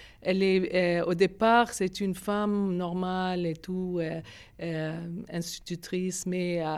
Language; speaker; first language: French; non-native, fluent; Arabic